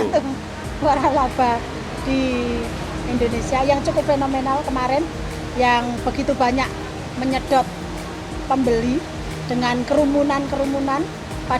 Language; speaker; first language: Indonesian; native; Indonesian